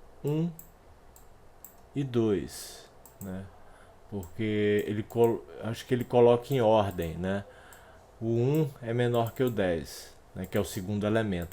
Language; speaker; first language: Portuguese; native; Portuguese